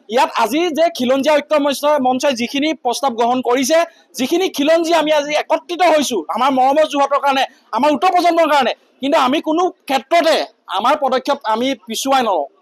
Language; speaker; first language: Assamese; native; Assamese